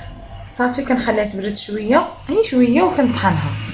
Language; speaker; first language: Arabic; native; Arabic